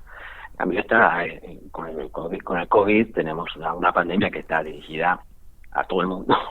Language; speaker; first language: Spanish; native; Spanish